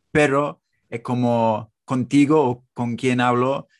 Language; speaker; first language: Spanish; non-native, fluent; English